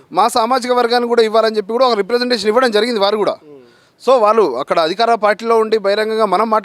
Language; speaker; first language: Telugu; non-native, local second language; Lambadi